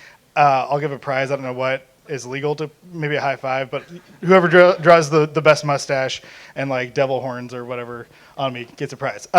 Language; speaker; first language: English; native; English